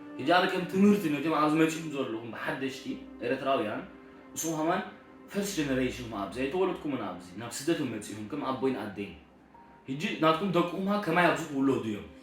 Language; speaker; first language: Tigrinya; early bilingual, heritage; Tigrinya